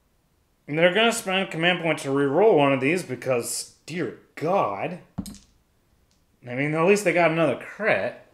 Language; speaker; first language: English; native; English